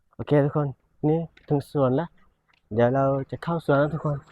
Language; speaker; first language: Thai; non-native, local second language; Pattani Malay